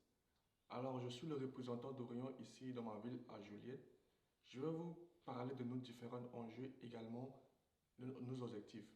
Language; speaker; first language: French; non-native, local second language; Sango